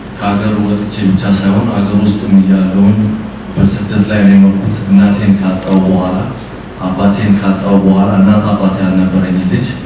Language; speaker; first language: Amharic; native; Amharic